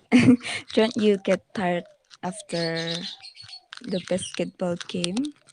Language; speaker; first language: English; non-native, learner; Indonesian